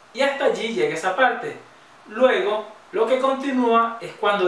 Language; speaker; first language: Spanish; native; Spanish